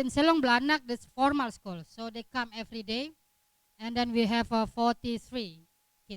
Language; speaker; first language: English; non-native, learner; Indonesian